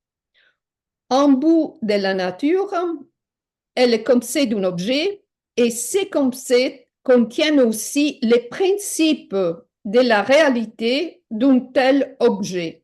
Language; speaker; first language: French; non-native, fluent; Italian